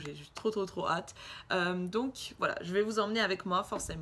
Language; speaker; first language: French; early bilingual, other home language; Russian